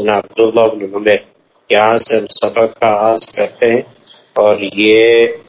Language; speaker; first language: Urdu; non-native, local second language; Pashto